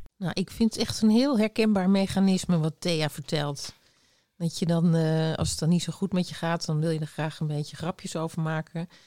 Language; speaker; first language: Dutch; native; Dutch